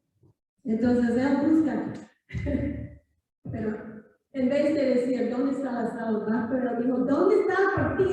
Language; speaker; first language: Spanish; non-native, fluent; English